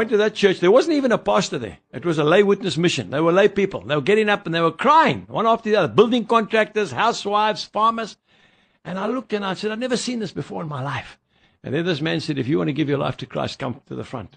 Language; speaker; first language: English; native; English